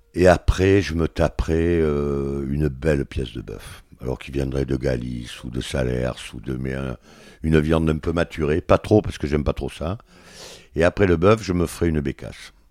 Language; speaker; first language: French; native; French